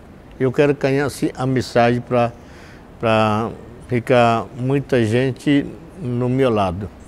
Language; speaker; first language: Portuguese; non-native, local second language; Yanomámi